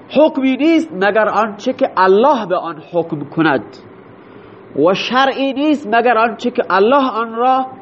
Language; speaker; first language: Persian; non-native, local second language; Baluchi